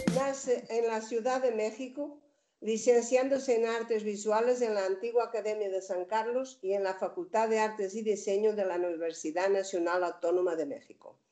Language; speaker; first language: Spanish; native; Spanish